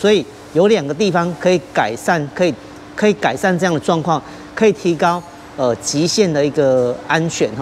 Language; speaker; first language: Chinese; native; Chinese